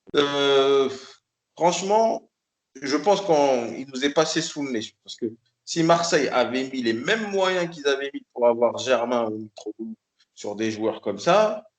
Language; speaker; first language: French; native; French